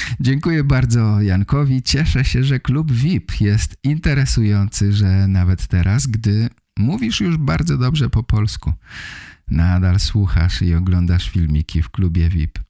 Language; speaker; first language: Polish; native; Polish